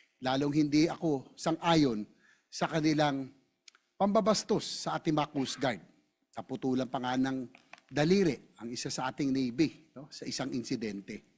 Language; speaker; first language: Filipino; native; Filipino